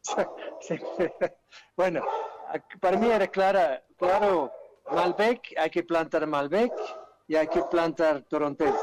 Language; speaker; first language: Spanish; non-native, fluent; German